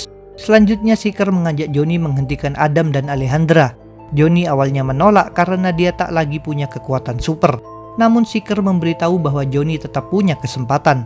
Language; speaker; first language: Indonesian; native; Indonesian